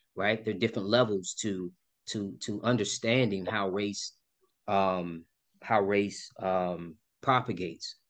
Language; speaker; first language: English; native; English